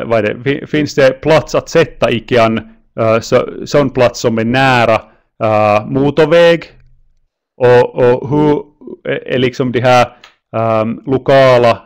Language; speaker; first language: Swedish; non-native, local second language; Finnish